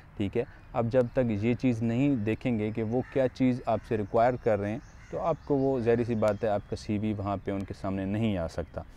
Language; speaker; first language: Urdu; non-native, local second language; Punjabi